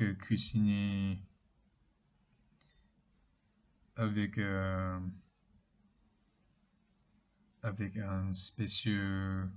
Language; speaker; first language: French; non-native, learner; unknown